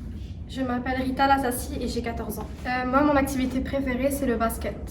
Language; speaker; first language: French; non-native, learner; Arabic